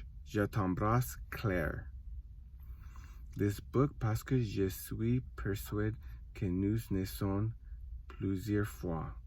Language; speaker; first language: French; non-native, learner; English